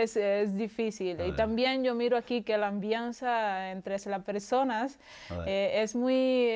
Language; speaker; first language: Spanish; non-native, local second language; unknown